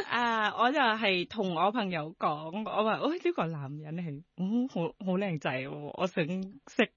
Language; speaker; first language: Cantonese; non-native, learner; Thai